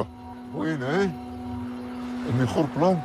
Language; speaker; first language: Spanish; non-native, learner; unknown